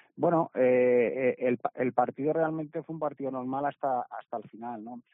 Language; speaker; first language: Spanish; non-native, local second language; Catalan